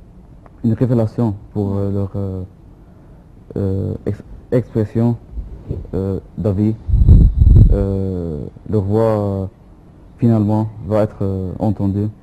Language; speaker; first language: French; non-native, fluent; Arabic